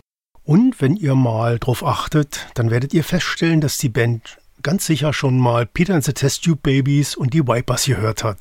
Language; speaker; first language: German; native; German